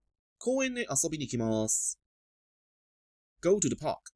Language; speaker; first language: Japanese; non-native, fluent; Cantonese